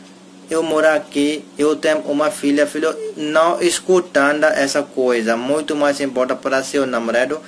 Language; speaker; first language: Portuguese; non-native, learner; Hindi